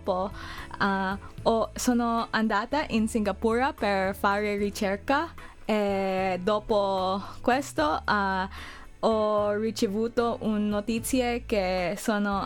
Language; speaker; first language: Italian; non-native, learner; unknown